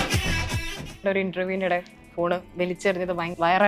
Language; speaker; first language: Malayalam; native; Malayalam